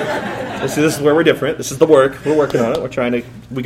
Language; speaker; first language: English; native; English